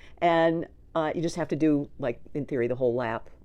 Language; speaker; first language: English; native; English